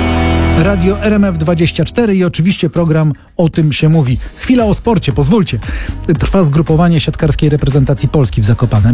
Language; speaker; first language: Polish; native; Polish